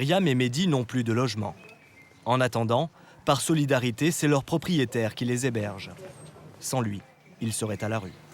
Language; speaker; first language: French; native; French